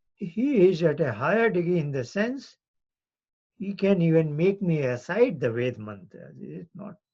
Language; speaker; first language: English; non-native, local second language; Hindi